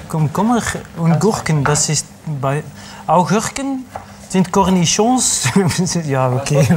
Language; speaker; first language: German; non-native, fluent; Dutch